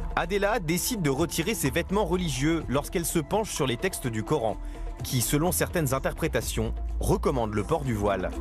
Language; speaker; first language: French; native; French